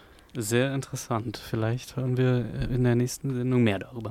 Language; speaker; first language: German; native; German